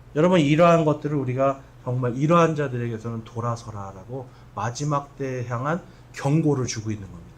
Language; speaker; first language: Korean; native; Korean